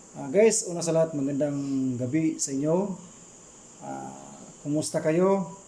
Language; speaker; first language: Filipino; non-native, local second language; Cebuano